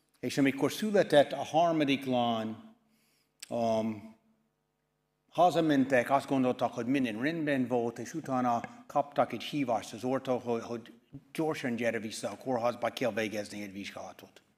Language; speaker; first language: Hungarian; non-native, fluent; English